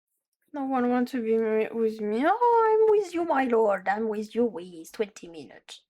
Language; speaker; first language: English; non-native, learner; French